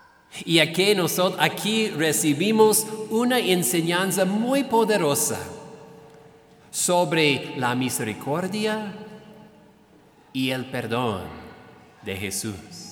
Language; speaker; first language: Spanish; non-native, fluent; English